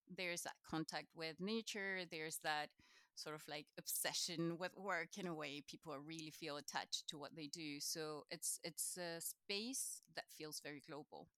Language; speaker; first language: English; non-native, fluent; Spanish